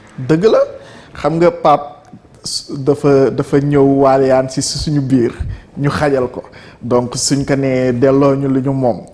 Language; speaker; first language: Wolof; native; Wolof